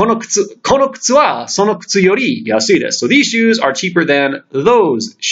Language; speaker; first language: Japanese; non-native, fluent; English